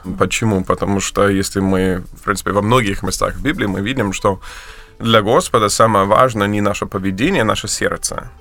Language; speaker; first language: Russian; non-native, fluent; English